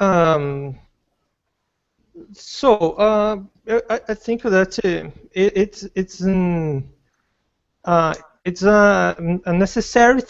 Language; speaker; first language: English; non-native, learner; Portuguese